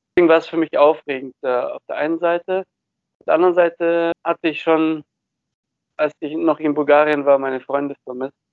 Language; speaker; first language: German; early bilingual, other home language; Bulgarian